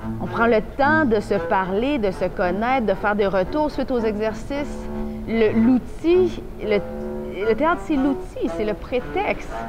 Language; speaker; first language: French; native; French